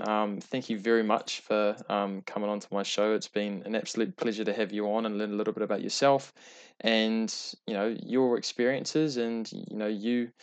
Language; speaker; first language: English; native; English